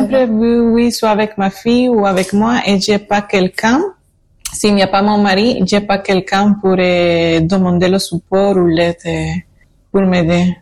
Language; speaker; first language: French; non-native, fluent; Spanish